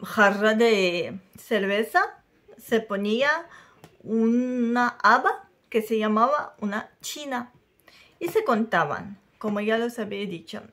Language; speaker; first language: Spanish; non-native, fluent; Russian